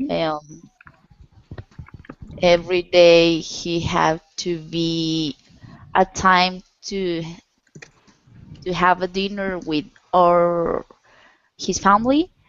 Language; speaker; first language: English; non-native, learner; Spanish